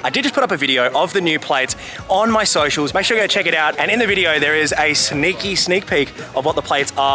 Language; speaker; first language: English; native; English